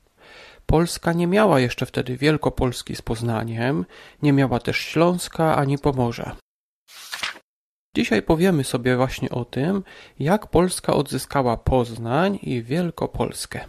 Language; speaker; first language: Polish; native; Polish